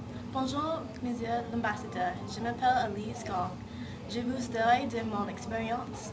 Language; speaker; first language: French; non-native, learner; English